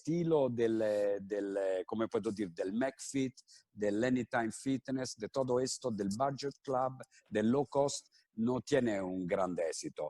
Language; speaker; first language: Spanish; non-native, fluent; Italian